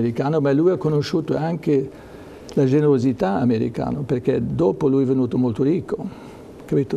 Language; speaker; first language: Italian; non-native, learner; German